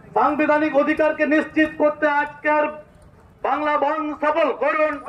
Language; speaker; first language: Bangla; non-native, local second language; Santali